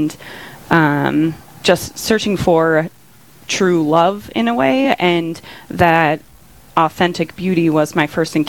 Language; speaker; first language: English; native; English